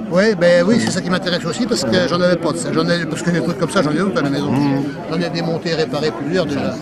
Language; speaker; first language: French; native; French